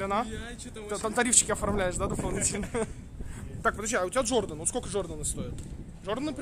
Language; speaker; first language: Russian; native; Russian